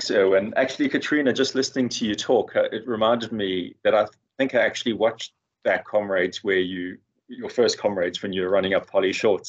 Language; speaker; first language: English; native; English